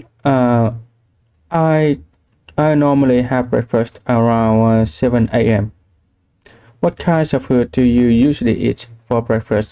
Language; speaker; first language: English; non-native, learner; Vietnamese